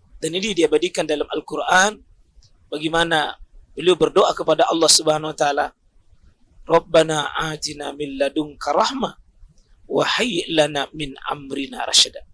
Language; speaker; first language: Indonesian; native; Indonesian